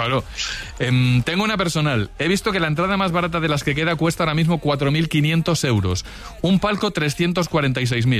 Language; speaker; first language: Spanish; native; Spanish